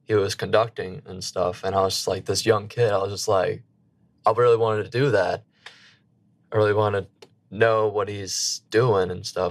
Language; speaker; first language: English; native; English